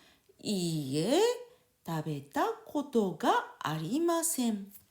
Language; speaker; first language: Japanese; non-native, fluent; French